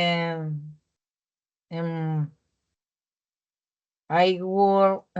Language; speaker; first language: English; non-native, learner; Spanish